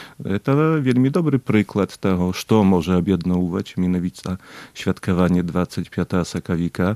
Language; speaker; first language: Belarusian; native; Belarusian